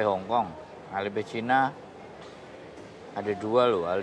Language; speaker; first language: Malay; non-native, local second language; Javanese